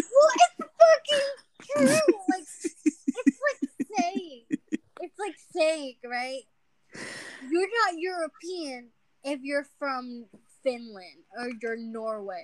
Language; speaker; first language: English; non-native, fluent; Spanish